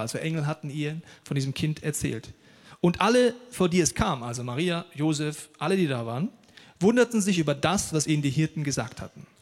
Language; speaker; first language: German; native; German